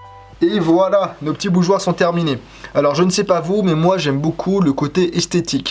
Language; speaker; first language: French; native; French